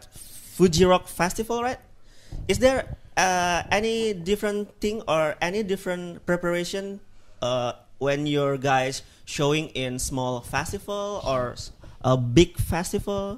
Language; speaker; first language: English; non-native, learner; Indonesian